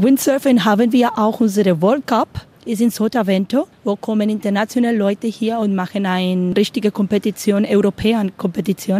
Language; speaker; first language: German; non-native, learner; Spanish